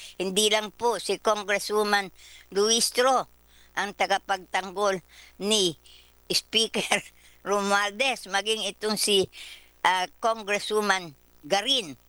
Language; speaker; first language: Filipino; native; Filipino